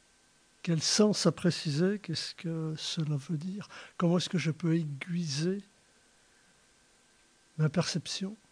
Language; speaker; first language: French; native; French